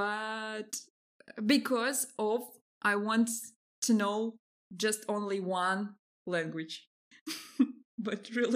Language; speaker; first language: English; non-native, fluent; Russian